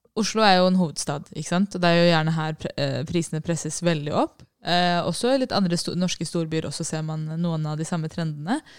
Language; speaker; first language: Norwegian; native; Norwegian